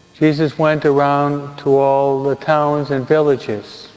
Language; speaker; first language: English; native; English